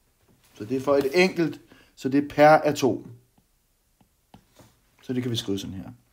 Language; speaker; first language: Danish; native; Danish